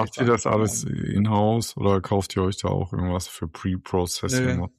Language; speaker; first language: German; native; German